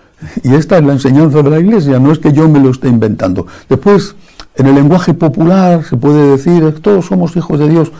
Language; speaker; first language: Spanish; native; Spanish